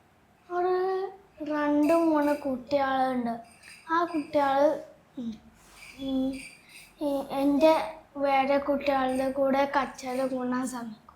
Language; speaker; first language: Malayalam; early bilingual, other home language; Bangla